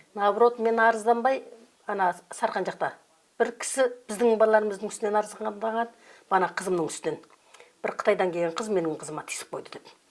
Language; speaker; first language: Kazakh; early bilingual, heritage; Kazakh